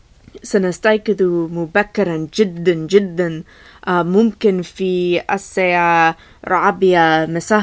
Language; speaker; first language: Arabic; non-native, learner; English